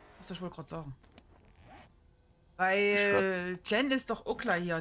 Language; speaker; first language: German; native; German